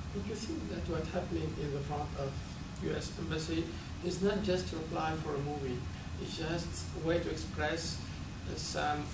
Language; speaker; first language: English; non-native, fluent; Arabic